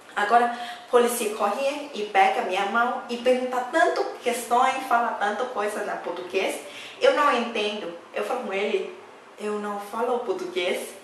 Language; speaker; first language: Portuguese; non-native, learner; Thai